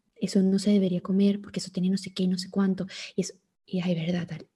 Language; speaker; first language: Spanish; native; Spanish